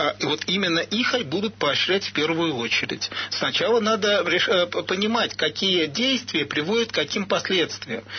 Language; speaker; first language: Russian; native; Russian